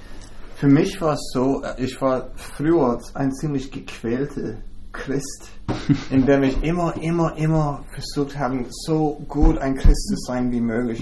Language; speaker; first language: German; non-native, fluent; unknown